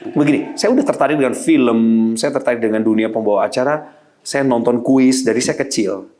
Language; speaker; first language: Indonesian; native; Indonesian